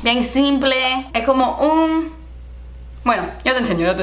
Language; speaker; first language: Spanish; early bilingual, heritage; Spanish